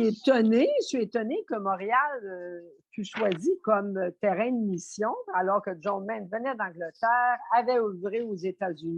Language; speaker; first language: French; native; French